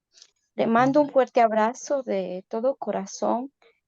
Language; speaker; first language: Spanish; native; Spanish